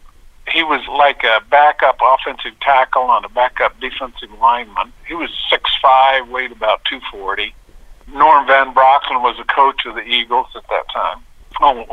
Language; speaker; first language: English; native; English